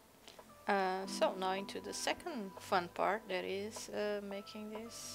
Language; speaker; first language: English; non-native, fluent; Portuguese